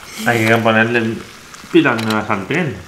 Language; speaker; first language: Spanish; native; Spanish